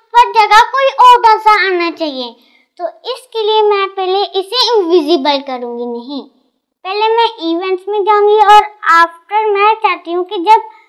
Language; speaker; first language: Hindi; non-native, local second language; Punjabi